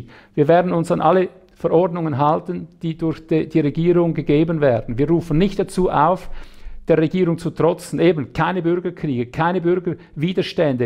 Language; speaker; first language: German; native; German